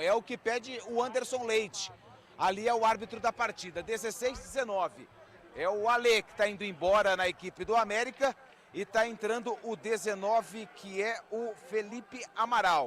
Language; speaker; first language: Portuguese; native; Portuguese